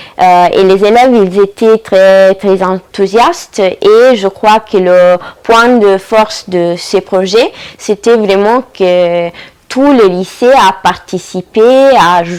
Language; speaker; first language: French; non-native, fluent; Italian